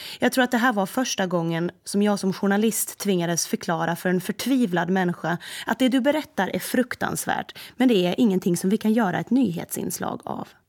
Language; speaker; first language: Swedish; native; Swedish